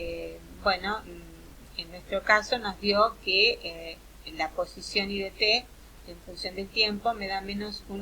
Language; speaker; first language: Spanish; native; Spanish